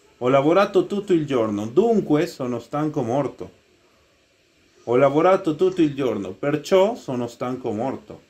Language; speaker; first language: Italian; non-native, learner; Spanish